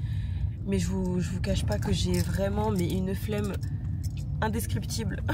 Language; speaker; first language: French; native; French